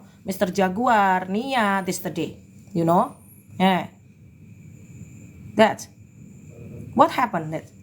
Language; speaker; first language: English; non-native, learner; Indonesian